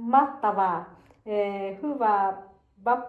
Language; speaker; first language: Finnish; non-native, learner; Vietnamese